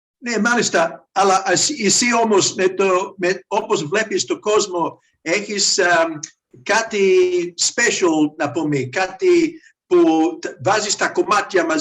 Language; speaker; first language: Greek; early bilingual, heritage; Greek